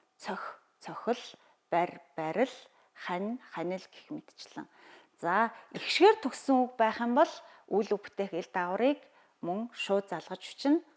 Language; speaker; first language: Mongolian; native; Mongolian